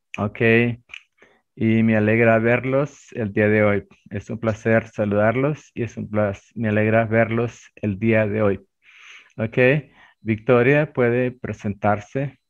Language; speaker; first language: Spanish; native; Spanish